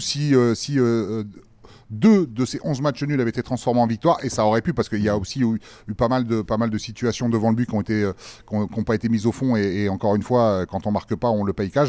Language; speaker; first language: French; native; French